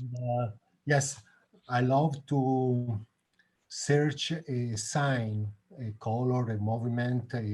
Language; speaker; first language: English; non-native, learner; Italian